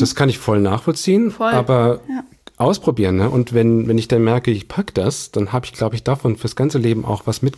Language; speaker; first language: German; native; German